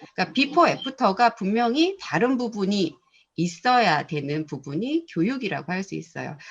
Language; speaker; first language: Korean; native; Korean